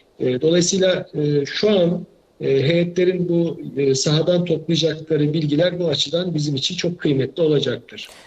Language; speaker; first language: Turkish; native; Turkish